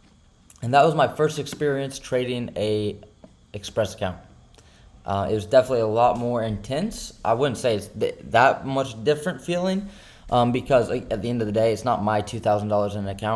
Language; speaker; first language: English; native; English